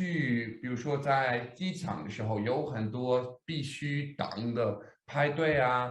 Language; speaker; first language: Chinese; non-native, fluent; Danish